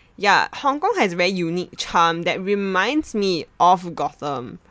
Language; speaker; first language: English; native; English